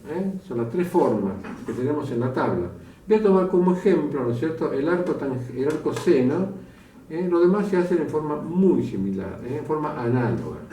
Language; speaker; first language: Spanish; native; Spanish